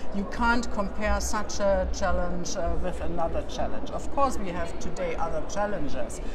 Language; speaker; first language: English; non-native, learner; German